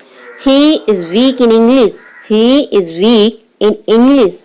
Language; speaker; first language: English; non-native, local second language; Hindi